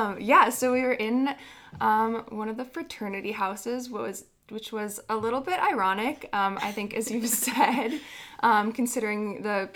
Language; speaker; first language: English; native; English